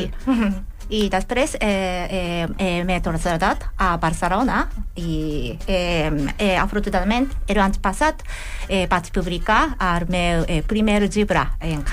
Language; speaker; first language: Catalan; non-native, learner; Japanese